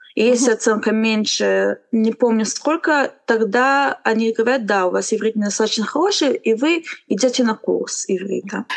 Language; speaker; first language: Russian; non-native, fluent; Romanian